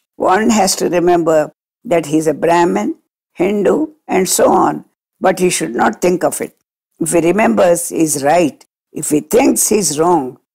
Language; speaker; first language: English; non-native, local second language; Telugu